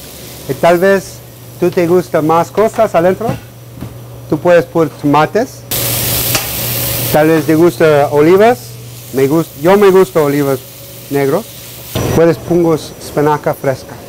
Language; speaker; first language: Spanish; non-native, learner; English